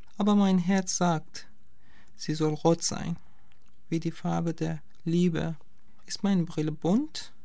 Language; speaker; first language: German; non-native, fluent; Persian